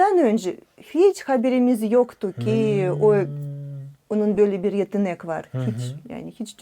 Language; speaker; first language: Turkish; non-native, learner; Russian